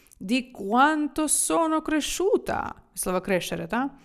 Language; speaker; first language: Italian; non-native, fluent; Ukrainian